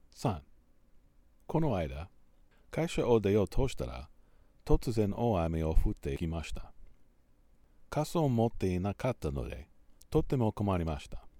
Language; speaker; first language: Japanese; non-native, learner; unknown